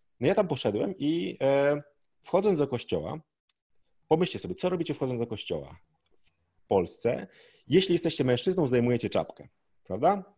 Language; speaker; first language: Polish; native; Polish